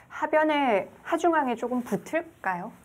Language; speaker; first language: Korean; native; Korean